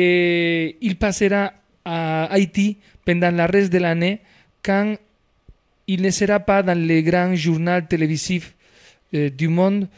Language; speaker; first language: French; non-native, fluent; Spanish